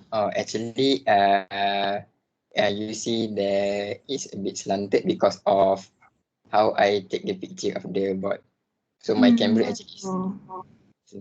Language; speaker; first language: English; non-native, local second language; Malay